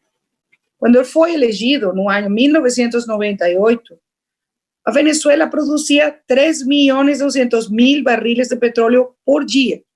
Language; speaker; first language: Portuguese; non-native, fluent; Spanish